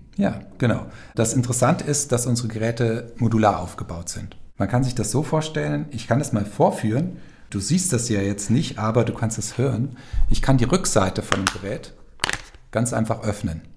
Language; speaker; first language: German; native; German